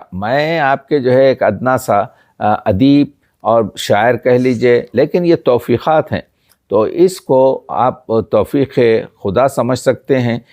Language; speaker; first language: Urdu; native; Urdu